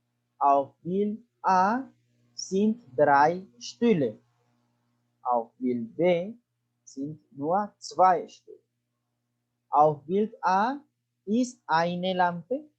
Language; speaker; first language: German; non-native, fluent; Spanish